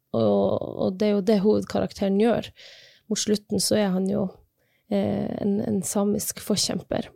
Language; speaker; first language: Norwegian; non-native, local second language; Northern Sami